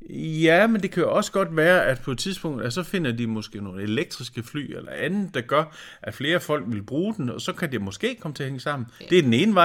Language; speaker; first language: Danish; native; Danish